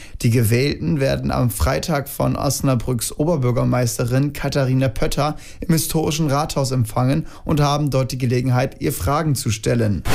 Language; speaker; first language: German; native; German